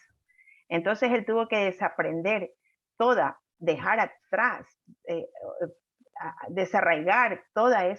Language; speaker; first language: Spanish; native; Spanish